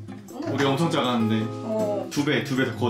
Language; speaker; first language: Korean; native; Korean